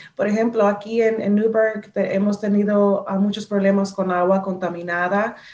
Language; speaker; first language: Spanish; early bilingual, heritage; Spanish